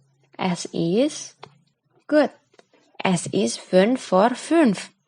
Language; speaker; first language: German; non-native, fluent; Indonesian